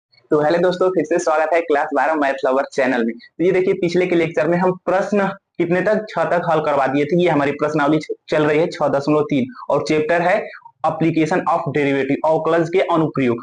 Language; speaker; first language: Hindi; native; Hindi